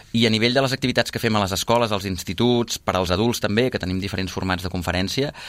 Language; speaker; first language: Catalan; native; Catalan